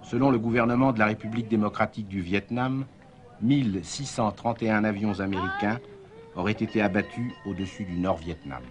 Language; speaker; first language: French; native; French